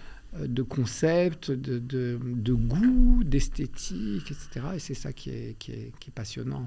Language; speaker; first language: French; early bilingual, other home language; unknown